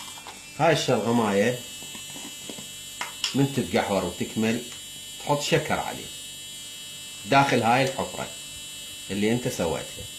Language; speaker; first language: Arabic; native; Arabic